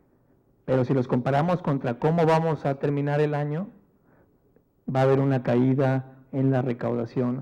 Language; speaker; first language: Spanish; native; Spanish